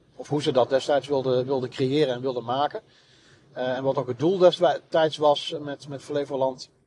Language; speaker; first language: Dutch; native; Dutch